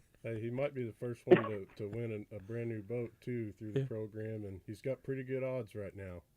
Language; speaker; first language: English; native; English